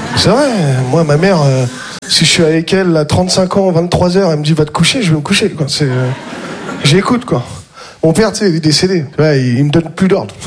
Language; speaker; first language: French; native; French